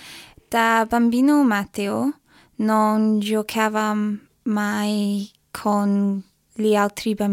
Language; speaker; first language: Italian; non-native, learner; English